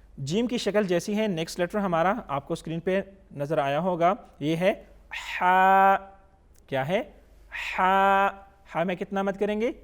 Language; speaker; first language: Urdu; non-native, local second language; Pashto